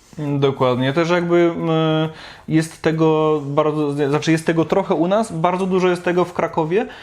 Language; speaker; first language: Polish; native; Polish